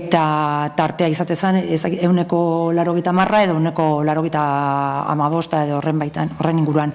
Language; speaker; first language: Basque; native; Basque